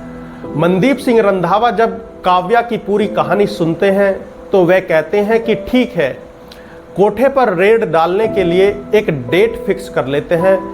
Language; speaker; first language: Hindi; native; Hindi